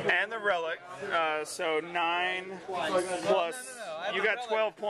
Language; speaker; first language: English; native; English